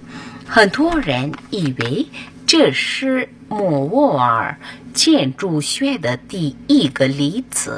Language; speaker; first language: Chinese; non-native, fluent; Hindi